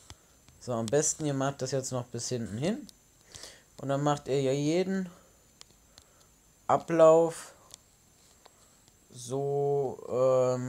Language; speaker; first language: German; native; German